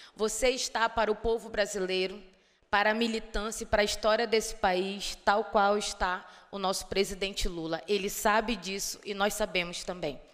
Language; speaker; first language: Portuguese; native; Portuguese